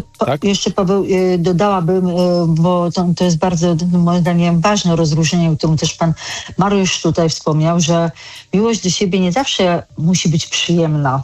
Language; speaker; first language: Polish; native; Polish